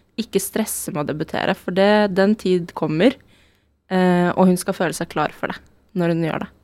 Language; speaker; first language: Norwegian; native; Norwegian